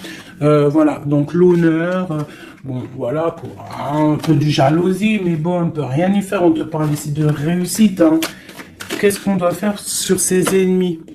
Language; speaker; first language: French; native; French